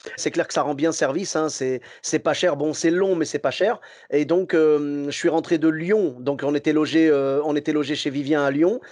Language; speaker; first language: French; non-native, local second language; Arabic